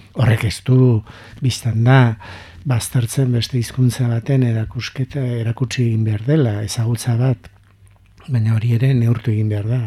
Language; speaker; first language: Basque; native; Basque